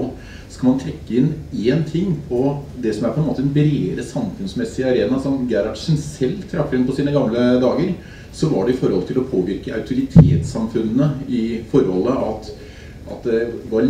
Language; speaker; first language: Norwegian; native; Norwegian